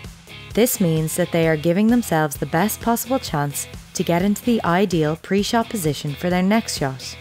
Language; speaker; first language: English; native; English